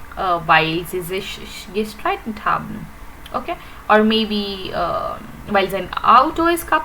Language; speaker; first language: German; non-native, fluent; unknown